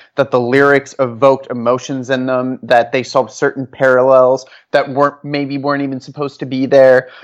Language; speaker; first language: English; non-native, fluent; Norwegian